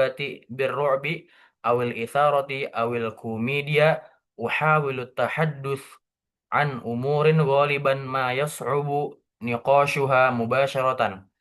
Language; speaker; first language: Arabic; non-native, learner; Indonesian